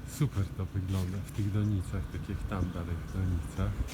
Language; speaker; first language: Polish; native; Polish